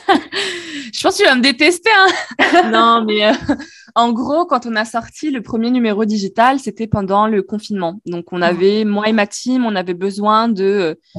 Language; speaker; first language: French; non-native, local second language; Arabic